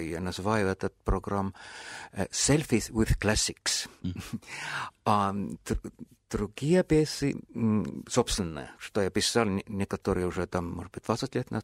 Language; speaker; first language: Russian; non-native, fluent; Estonian